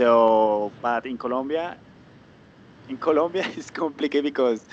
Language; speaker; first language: English; non-native, learner; Spanish